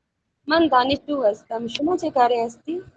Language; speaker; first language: Persian; non-native, learner; Urdu